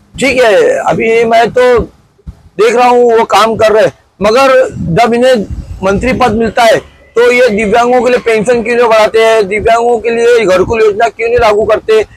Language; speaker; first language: Hindi; non-native, local second language; Urdu